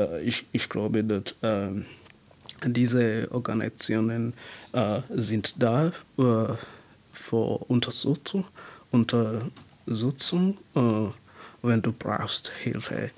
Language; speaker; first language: German; non-native, learner; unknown